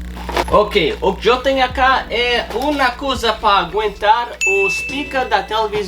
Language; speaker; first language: Spanish; non-native, learner; English